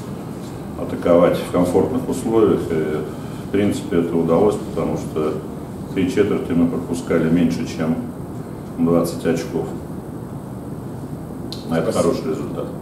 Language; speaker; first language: Russian; native; Russian